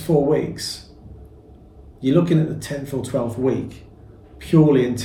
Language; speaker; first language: English; native; English